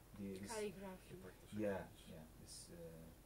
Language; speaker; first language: English; non-native, learner; Arabic